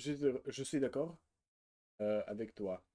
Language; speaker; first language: French; non-native, learner; Russian